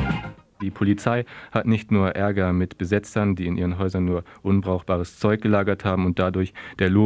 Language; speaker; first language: German; native; German